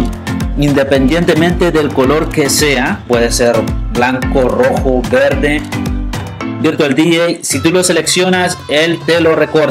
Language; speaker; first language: Spanish; native; Spanish